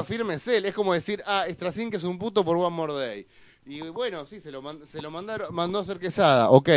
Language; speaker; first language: Spanish; native; Spanish